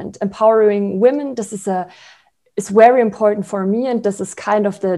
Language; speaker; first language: English; non-native, fluent; German